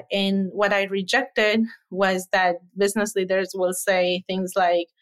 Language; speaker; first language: English; non-native, fluent; Spanish